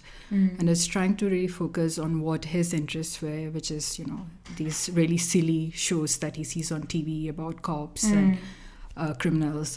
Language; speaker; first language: English; non-native, local second language; Malayalam